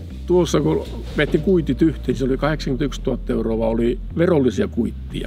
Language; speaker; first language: Finnish; native; Finnish